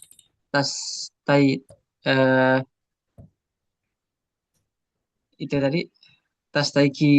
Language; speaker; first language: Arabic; non-native, learner; Indonesian